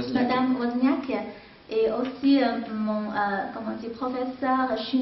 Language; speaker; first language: French; non-native, fluent; Chinese